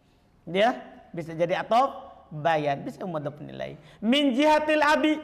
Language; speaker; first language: Indonesian; native; Indonesian